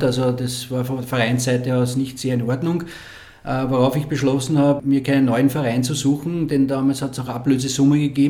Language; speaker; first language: German; native; German